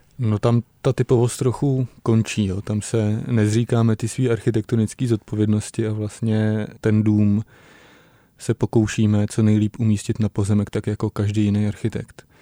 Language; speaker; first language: Czech; native; Czech